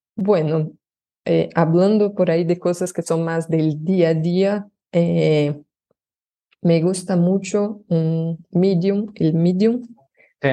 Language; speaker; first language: Spanish; non-native, fluent; Portuguese